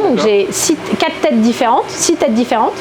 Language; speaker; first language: French; native; French